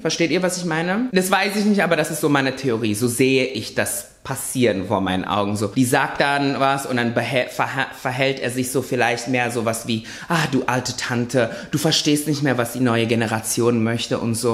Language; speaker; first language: German; native; German